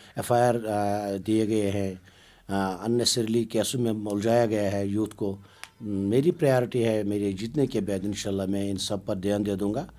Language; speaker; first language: Hindi; non-native, local second language; Kashmiri